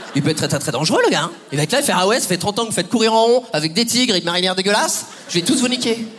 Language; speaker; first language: French; native; French